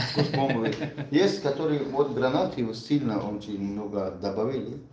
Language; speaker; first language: Russian; non-native, learner; Tajik